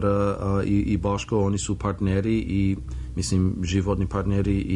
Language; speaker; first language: Serbian; non-native, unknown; English